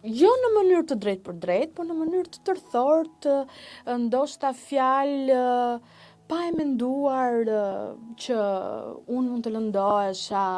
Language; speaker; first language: Albanian; native; Albanian